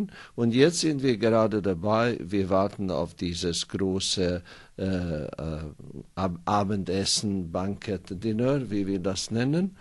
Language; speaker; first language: German; non-native, fluent; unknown